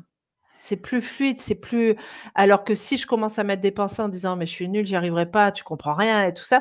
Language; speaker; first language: French; native; French